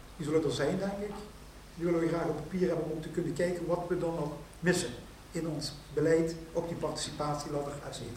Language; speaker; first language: Dutch; native; Dutch